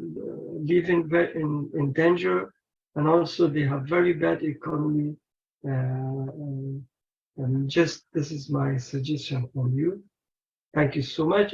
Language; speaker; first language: English; non-native, learner; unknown